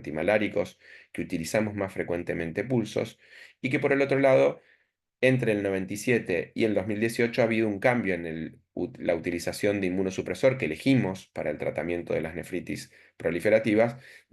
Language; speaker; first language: Spanish; native; Spanish